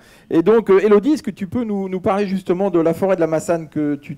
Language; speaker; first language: French; native; French